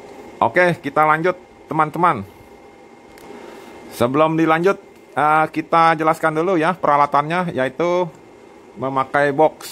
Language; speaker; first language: Indonesian; native; Indonesian